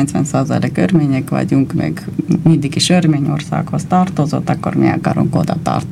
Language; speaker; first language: Hungarian; non-native, fluent; Armenian